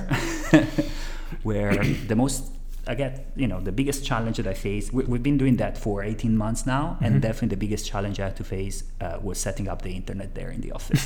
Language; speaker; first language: English; non-native, fluent; Italian